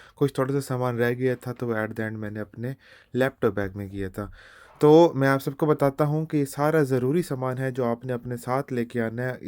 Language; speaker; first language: Urdu; native; Urdu